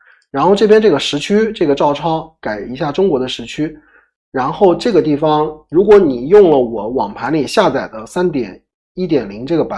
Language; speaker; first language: Chinese; native; Chinese